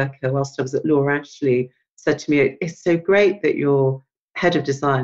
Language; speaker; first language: English; native; English